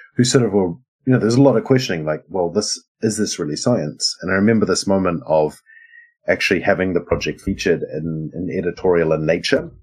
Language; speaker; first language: English; native; English